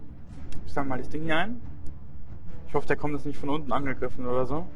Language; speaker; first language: German; native; German